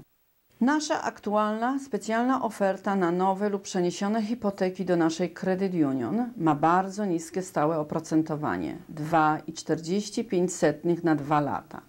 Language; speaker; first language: Polish; native; Polish